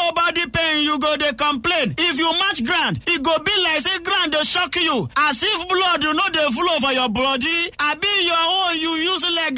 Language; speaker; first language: Nigerian Pidgin; native; Nigerian Pidgin